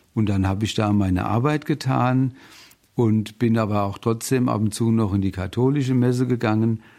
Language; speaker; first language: German; native; German